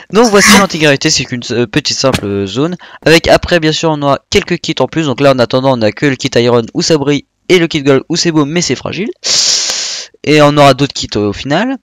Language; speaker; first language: French; native; French